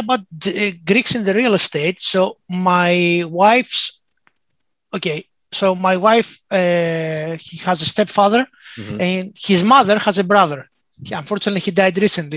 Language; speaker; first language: English; non-native, fluent; Greek